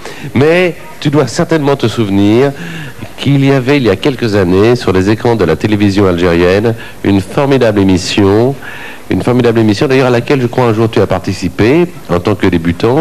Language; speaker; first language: French; native; French